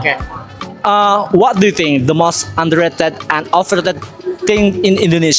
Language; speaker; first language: English; non-native, learner; Indonesian